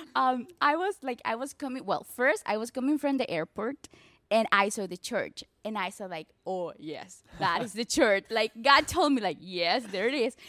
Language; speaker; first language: English; non-native, learner; Spanish